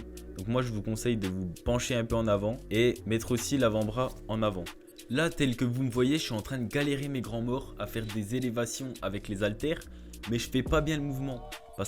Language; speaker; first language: French; native; French